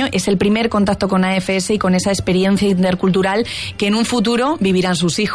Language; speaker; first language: Spanish; native; Spanish